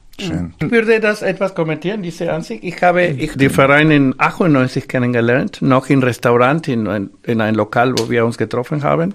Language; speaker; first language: German; non-native, fluent; Spanish